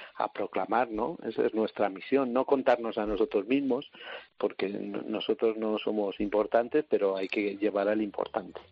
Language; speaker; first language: Spanish; native; Spanish